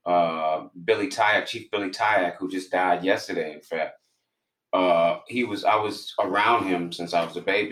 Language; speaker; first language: English; native; English